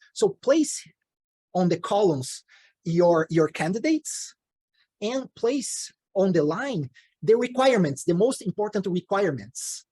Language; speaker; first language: English; non-native, fluent; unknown